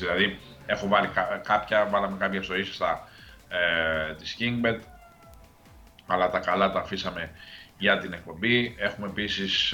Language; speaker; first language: Greek; native; Greek